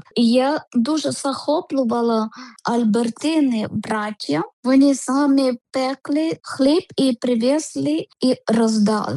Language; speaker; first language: Ukrainian; non-native, learner; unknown